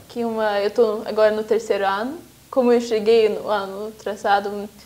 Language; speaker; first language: Portuguese; non-native, fluent; Swedish